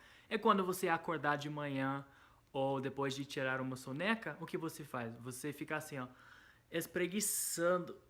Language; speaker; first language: Portuguese; non-native, fluent; English